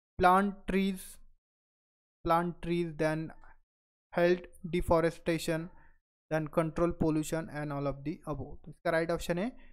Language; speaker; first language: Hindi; non-native, local second language; Marathi